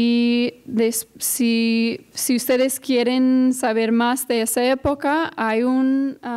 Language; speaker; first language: Spanish; non-native, fluent; English